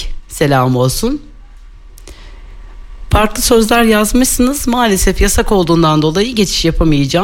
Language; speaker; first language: Turkish; native; Turkish